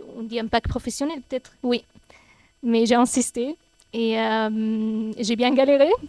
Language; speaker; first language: French; non-native, fluent; Arabic